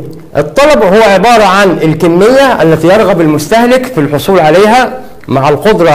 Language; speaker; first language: Arabic; native; Arabic